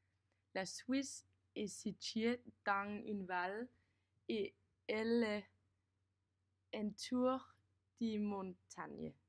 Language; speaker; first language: French; non-native, learner; Danish